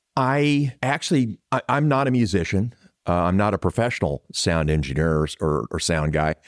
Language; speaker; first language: English; native; English